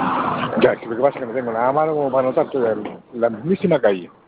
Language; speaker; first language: Spanish; native; Spanish